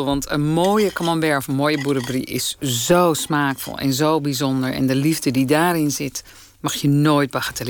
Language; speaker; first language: Dutch; native; Dutch